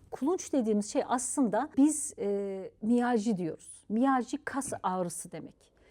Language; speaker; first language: Turkish; native; Turkish